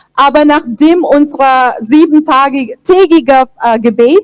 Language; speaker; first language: German; non-native, fluent; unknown